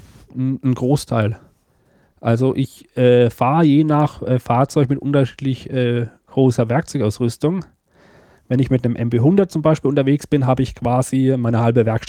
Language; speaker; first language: German; native; German